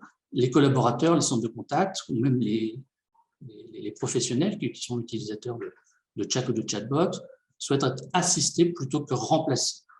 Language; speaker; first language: French; native; French